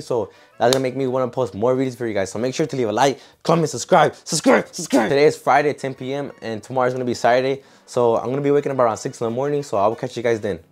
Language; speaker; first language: English; early bilingual, other home language; Spanish